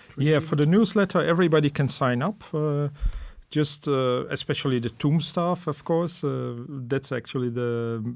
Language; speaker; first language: English; non-native, fluent; Dutch